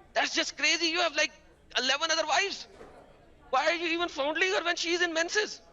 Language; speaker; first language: English; non-native, local second language; Hindi